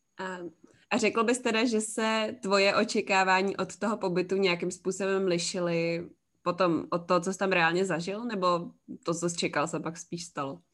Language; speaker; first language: Czech; native; Czech